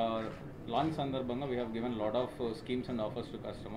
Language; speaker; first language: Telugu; native; Telugu